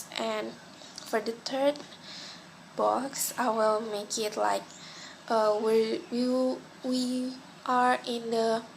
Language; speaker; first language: English; non-native, local second language; Malay